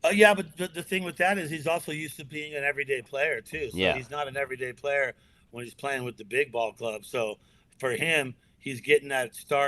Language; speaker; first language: English; native; English